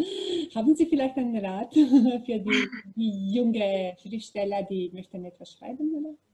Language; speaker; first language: German; non-native, learner; Macedonian